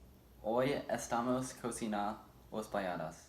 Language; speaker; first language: Spanish; non-native, learner; English